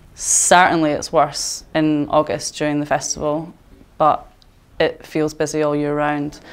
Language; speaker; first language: English; native; English